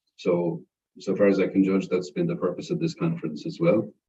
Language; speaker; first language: English; non-native, fluent; Irish